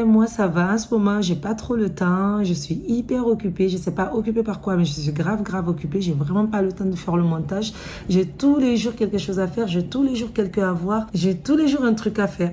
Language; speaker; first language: French; native; French